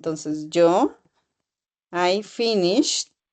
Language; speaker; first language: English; non-native, learner; Spanish